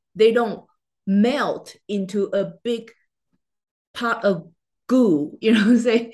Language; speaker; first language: English; non-native, fluent; Chinese